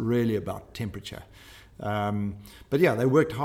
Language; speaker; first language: English; native; English